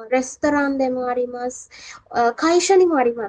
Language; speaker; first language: Japanese; non-native, fluent; Sinhala